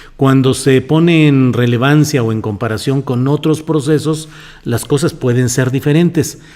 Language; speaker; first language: Spanish; native; Spanish